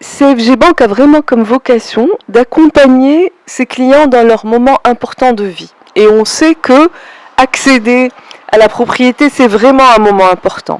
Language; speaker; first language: French; non-native, local second language; Arabic